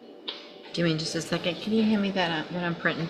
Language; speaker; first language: English; native; English